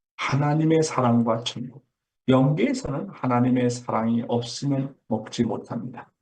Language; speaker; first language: Korean; native; Korean